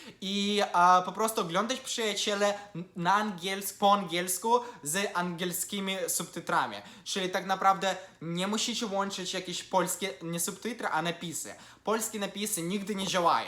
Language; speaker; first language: Polish; non-native, fluent; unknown